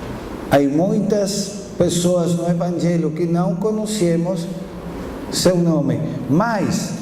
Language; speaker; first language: Portuguese; non-native, fluent; Spanish